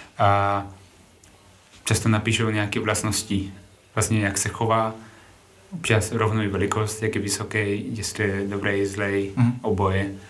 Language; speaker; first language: Czech; non-native, fluent; Spanish